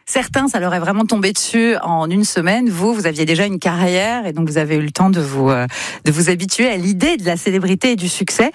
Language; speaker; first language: French; native; French